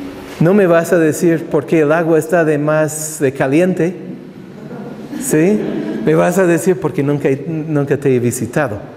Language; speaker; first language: Spanish; non-native, fluent; English